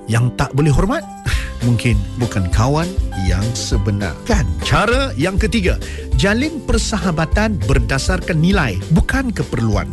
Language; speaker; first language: Malay; native; Malay